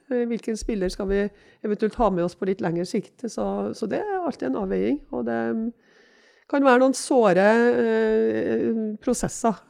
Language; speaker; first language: Norwegian; native; Norwegian